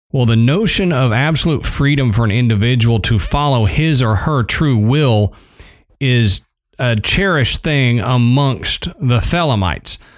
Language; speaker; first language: English; native; English